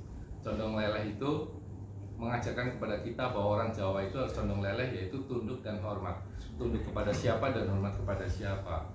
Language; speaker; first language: Indonesian; native; Indonesian